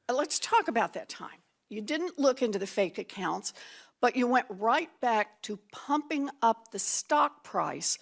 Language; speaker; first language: English; native; English